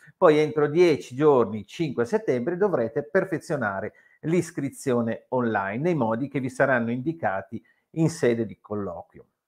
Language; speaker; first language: Italian; native; Italian